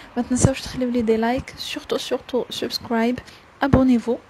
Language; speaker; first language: French; non-native, local second language; Arabic